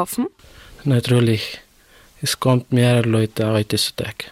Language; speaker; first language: German; non-native, learner; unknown